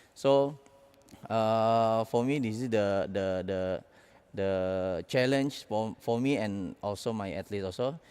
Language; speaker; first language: English; non-native, learner; Indonesian